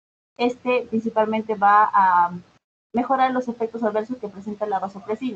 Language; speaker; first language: Spanish; native; Spanish